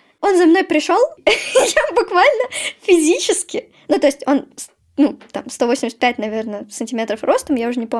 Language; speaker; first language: Russian; native; Russian